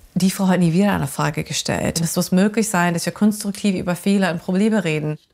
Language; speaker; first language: German; non-native, fluent; English